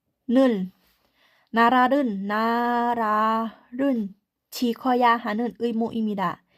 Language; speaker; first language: Korean; non-native, learner; Thai